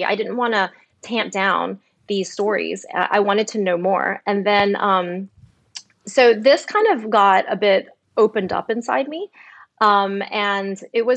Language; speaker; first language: English; native; English